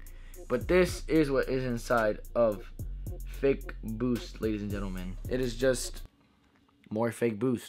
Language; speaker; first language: English; native; English